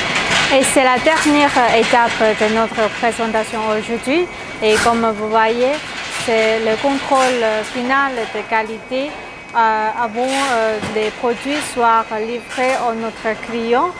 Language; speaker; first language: French; non-native, learner; Chinese